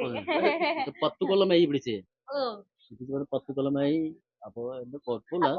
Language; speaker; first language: Malayalam; non-native, local second language; Nepali